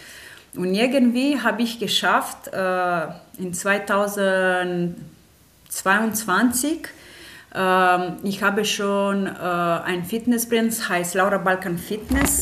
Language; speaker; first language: German; non-native, fluent; Romanian